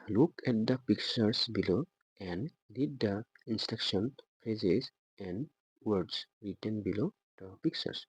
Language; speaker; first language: English; non-native, local second language; Assamese